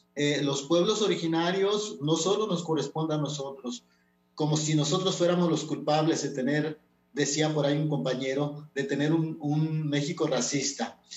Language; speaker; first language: Spanish; non-native, local second language; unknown